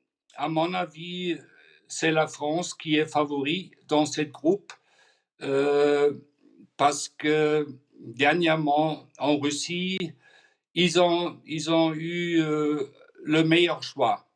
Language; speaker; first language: French; non-native, fluent; German